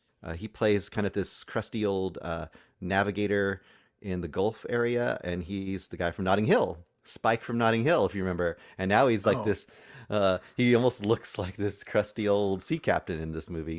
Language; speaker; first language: English; native; English